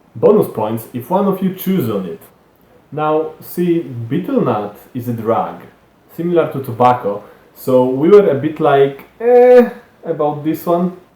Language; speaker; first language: English; non-native, fluent; Polish